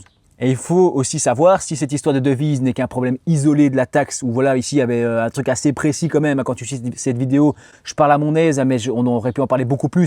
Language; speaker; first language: French; native; French